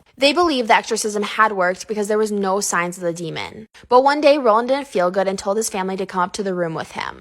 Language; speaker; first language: English; native; English